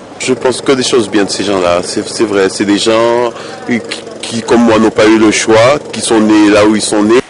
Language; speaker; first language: French; native; French